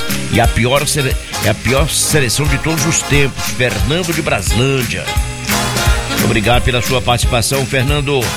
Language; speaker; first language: Portuguese; native; Portuguese